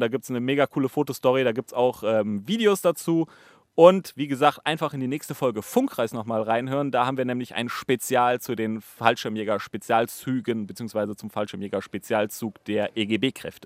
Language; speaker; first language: German; native; German